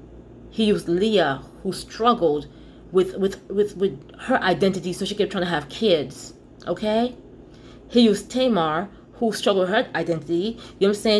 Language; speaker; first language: English; native; English